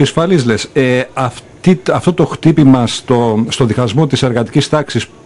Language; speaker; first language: Greek; native; Greek